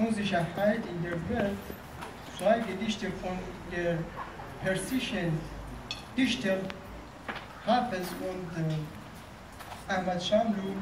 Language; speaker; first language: German; non-native, fluent; Persian